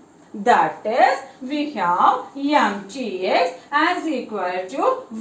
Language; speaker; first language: English; non-native, local second language; Malayalam